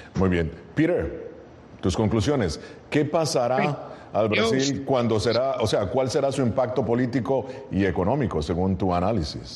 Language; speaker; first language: Spanish; native; Spanish